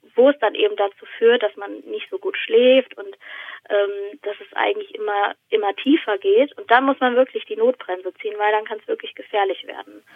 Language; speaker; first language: German; native; German